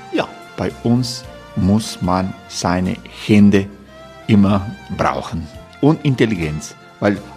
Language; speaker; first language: German; non-native, fluent; Croatian